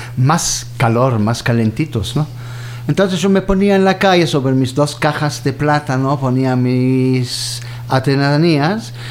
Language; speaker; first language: Spanish; non-native, fluent; German